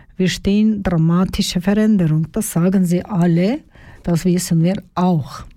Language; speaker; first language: German; non-native, learner; Turkish